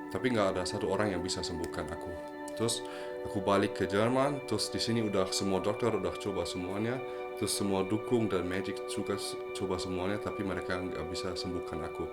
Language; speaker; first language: Indonesian; early bilingual, other home language; German